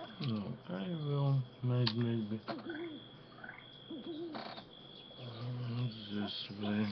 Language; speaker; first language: English; non-native, learner; Ukrainian